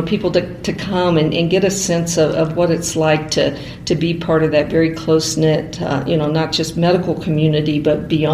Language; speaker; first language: English; native; English